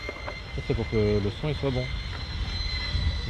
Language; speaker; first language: French; native; French